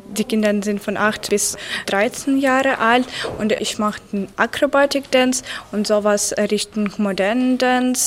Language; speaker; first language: German; non-native, fluent; Ukrainian